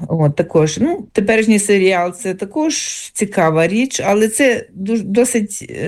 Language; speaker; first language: Ukrainian; native; Ukrainian